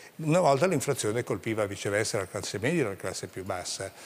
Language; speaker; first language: Italian; native; Italian